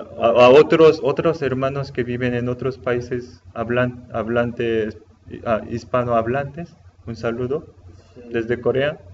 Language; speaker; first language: Spanish; non-native, learner; Korean